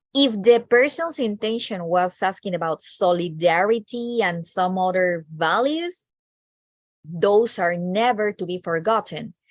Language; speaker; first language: English; non-native, fluent; Spanish